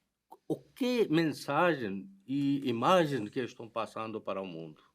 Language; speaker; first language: Portuguese; non-native, fluent; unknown